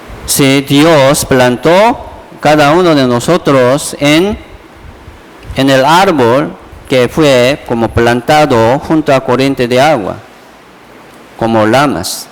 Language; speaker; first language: Spanish; non-native, fluent; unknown